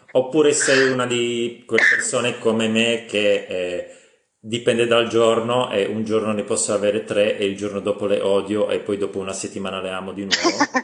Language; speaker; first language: Italian; non-native, fluent; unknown